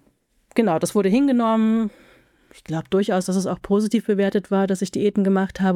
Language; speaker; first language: German; native; German